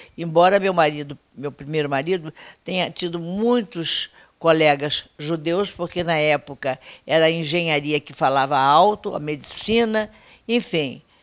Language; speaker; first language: Portuguese; native; Portuguese